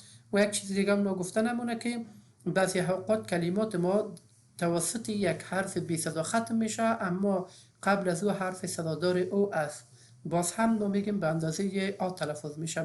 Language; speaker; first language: Persian; native; Persian